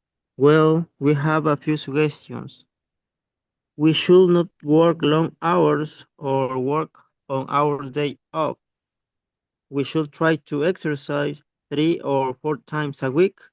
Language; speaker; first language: English; non-native, learner; Spanish